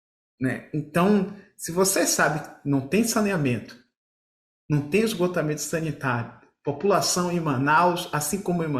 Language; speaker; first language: Portuguese; native; Portuguese